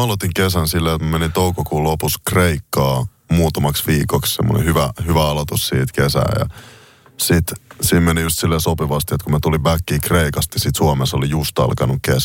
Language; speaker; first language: Finnish; native; Finnish